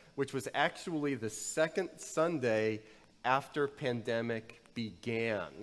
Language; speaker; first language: English; native; English